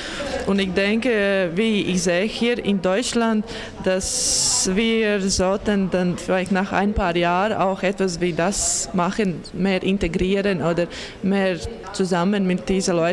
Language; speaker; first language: German; non-native, learner; Latvian